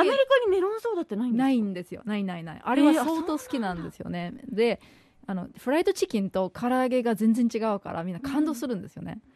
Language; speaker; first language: Japanese; native; Japanese